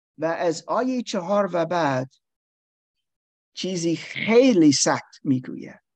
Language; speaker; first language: Persian; non-native, learner; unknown